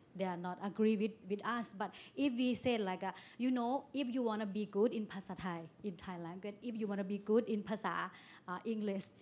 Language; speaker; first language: English; non-native, learner; Thai